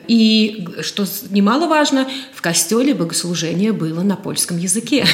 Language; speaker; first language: Russian; native; Russian